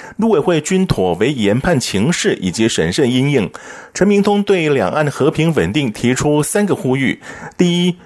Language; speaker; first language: Chinese; native; Chinese